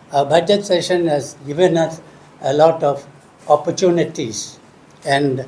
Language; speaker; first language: English; non-native, local second language; Tamil